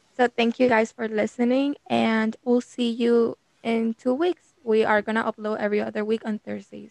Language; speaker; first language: English; non-native, fluent; Spanish